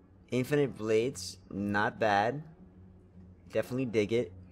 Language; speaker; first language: English; native; English